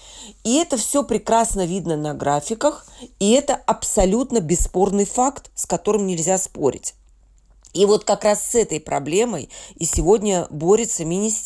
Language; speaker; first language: Russian; native; Russian